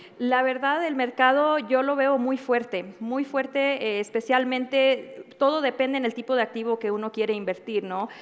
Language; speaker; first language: Spanish; early bilingual, heritage; Spanish